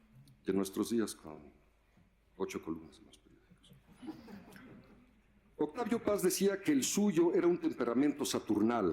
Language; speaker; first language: Spanish; native; Spanish